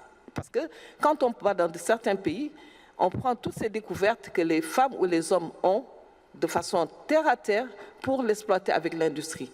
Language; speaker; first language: French; non-native, local second language; Wolof